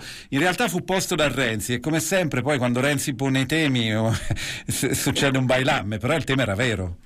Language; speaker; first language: Italian; native; Italian